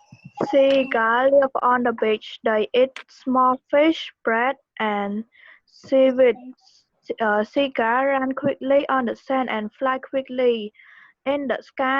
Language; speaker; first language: English; non-native, learner; Khmer